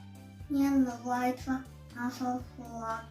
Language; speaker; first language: Russian; non-native, local second language; Kazakh